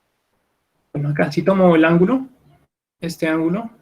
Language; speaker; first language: Spanish; native; Spanish